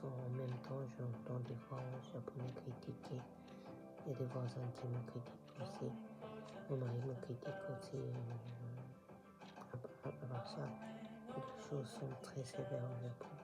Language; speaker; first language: French; non-native, learner; Japanese